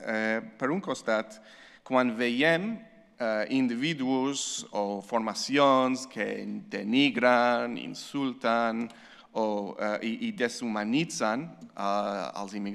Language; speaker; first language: Catalan; non-native, fluent; English